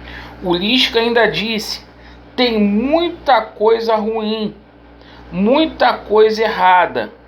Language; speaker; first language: Portuguese; native; Portuguese